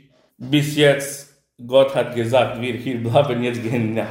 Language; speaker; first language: German; non-native, learner; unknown